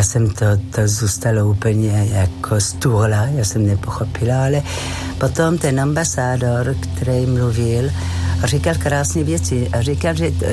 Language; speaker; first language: Czech; non-native, fluent; French